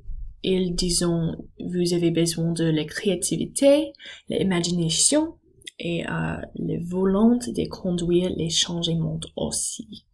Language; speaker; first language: French; non-native, learner; English